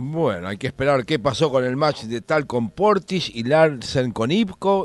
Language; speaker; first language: Spanish; native; Spanish